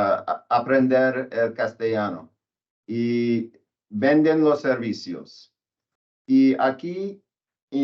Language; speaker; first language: Spanish; non-native, learner; English